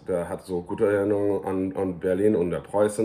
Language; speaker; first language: German; early bilingual, heritage; English